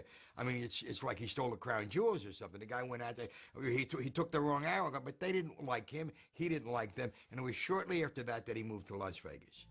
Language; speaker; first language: English; native; English